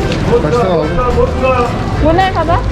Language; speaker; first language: Turkish; non-native, learner; Thai